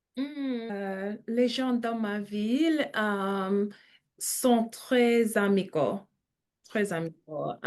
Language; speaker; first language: French; non-native, learner; English